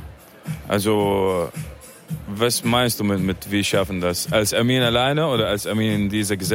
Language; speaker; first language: German; non-native, fluent; Arabic